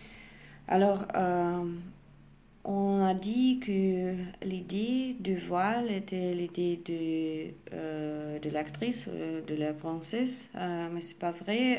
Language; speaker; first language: French; non-native, learner; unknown